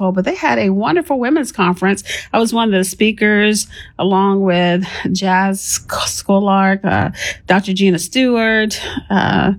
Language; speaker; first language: English; native; English